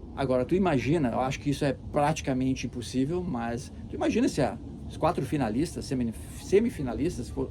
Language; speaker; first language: Portuguese; early bilingual, heritage; Portuguese